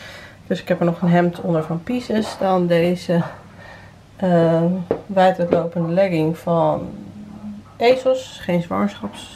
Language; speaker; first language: Dutch; native; Dutch